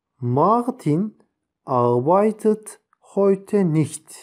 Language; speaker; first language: German; non-native, fluent; Turkish